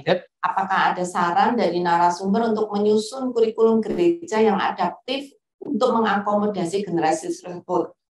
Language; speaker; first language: Indonesian; native; Indonesian